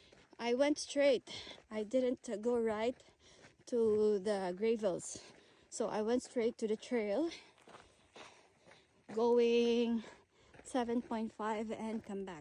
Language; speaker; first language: English; non-native, local second language; Filipino